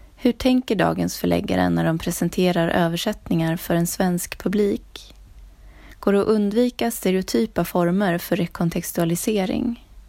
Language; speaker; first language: Swedish; non-native, fluent; Romanian